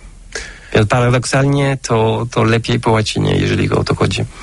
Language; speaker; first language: Polish; non-native, fluent; French